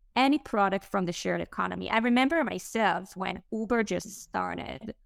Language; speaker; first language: English; non-native, fluent; Hebrew